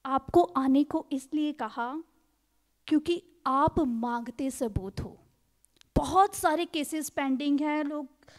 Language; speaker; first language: Hindi; native; Hindi